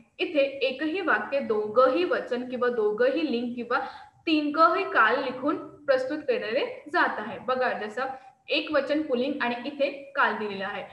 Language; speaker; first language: Marathi; non-native, local second language; Hindi